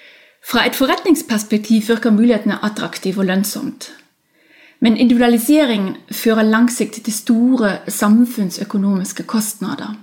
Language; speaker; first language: Norwegian; non-native, fluent; German